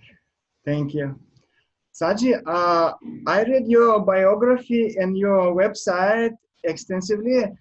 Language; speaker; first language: English; non-native, learner; Russian